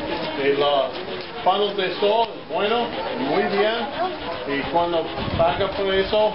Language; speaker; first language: Spanish; non-native, learner; English